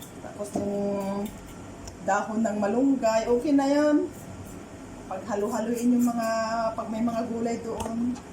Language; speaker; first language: Filipino; non-native, local second language; Iloko